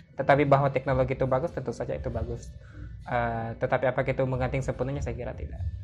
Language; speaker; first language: Indonesian; non-native, local second language; Buginese